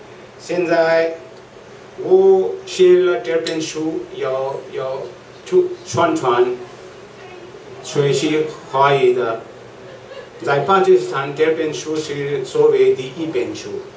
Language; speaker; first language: Chinese; non-native, learner; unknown